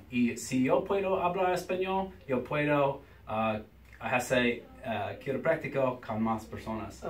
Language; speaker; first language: Spanish; non-native, learner; English